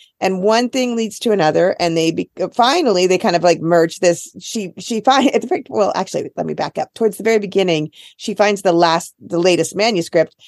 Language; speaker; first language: English; native; English